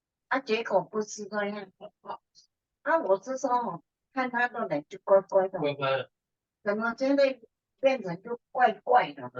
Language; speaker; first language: Chinese; early bilingual, heritage; Chinese